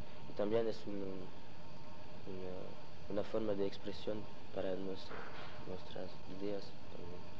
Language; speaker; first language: Spanish; non-native, learner; French